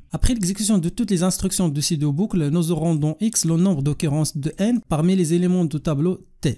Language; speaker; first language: French; non-native, local second language; Arabic